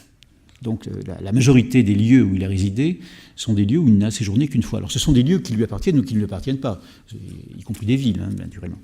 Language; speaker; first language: French; native; French